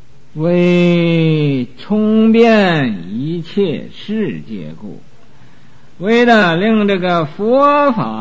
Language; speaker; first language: Chinese; native; Chinese